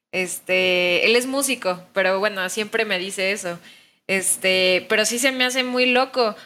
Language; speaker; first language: Spanish; native; Spanish